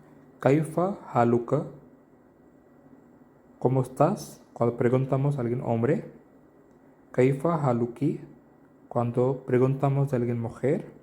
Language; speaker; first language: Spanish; non-native, learner; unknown